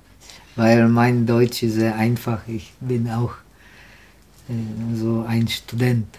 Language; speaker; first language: German; non-native, learner; Czech